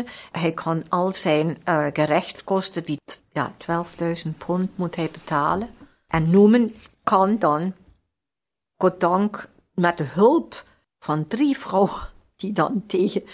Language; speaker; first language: Dutch; non-native, fluent; German